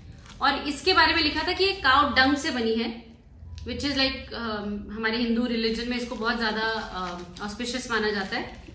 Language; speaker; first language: Hindi; native; Hindi